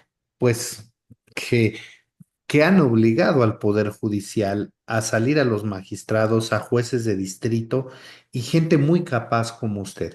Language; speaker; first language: Spanish; native; Spanish